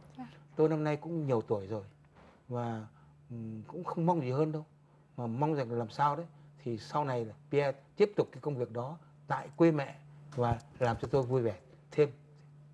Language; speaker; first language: Vietnamese; native; Vietnamese